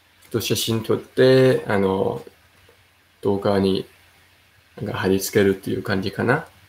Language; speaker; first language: Japanese; non-native, fluent; Danish